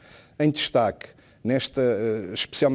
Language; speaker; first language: Portuguese; native; Portuguese